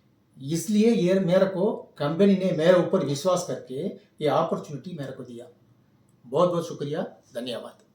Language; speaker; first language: Hindi; non-native, local second language; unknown